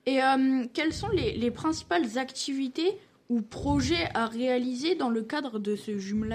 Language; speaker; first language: French; native; French